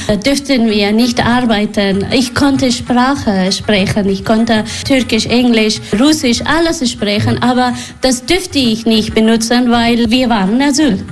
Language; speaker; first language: German; non-native, learner; Persian